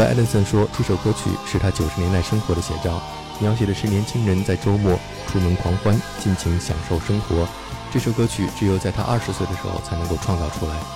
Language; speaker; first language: Chinese; native; Chinese